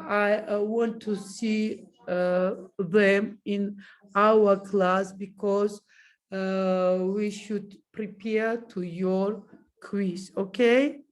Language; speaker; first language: English; non-native, learner; Georgian